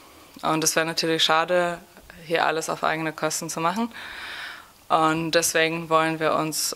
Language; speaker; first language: German; non-native, fluent; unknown